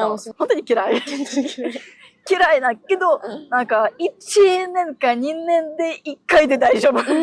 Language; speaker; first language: Japanese; non-native, learner; Ukrainian